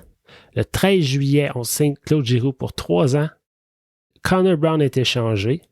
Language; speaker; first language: French; native; French